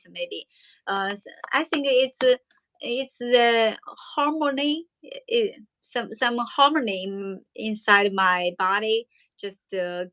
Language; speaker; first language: English; non-native, learner; Chinese